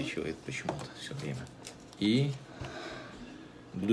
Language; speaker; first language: Russian; native; Russian